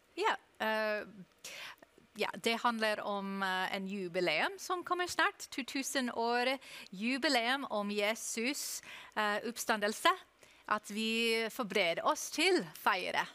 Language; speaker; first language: Norwegian; non-native, learner; English